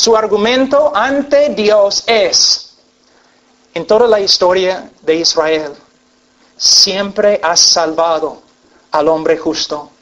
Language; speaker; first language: Spanish; non-native, fluent; English